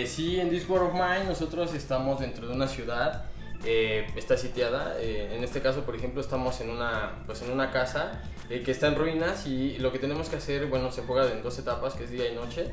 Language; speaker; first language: Spanish; native; Spanish